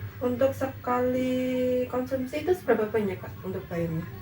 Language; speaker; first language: Indonesian; native; Indonesian